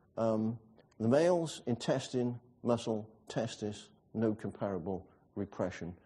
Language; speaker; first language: English; native; English